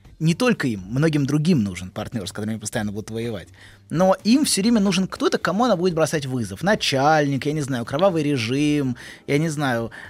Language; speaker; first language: Russian; native; Russian